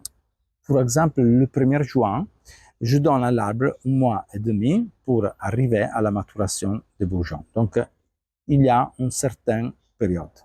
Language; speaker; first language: French; non-native, fluent; Italian